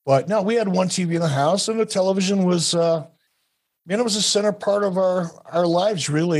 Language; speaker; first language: English; native; English